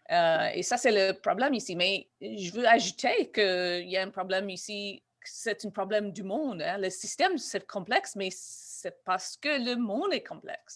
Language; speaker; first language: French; non-native, fluent; English